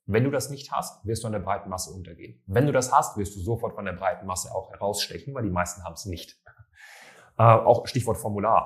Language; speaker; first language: German; native; German